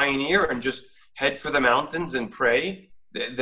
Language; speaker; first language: English; native; English